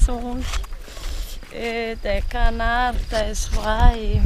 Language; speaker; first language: French; non-native, local second language; Malagasy